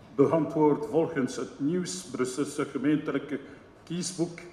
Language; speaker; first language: Dutch; non-native, local second language; French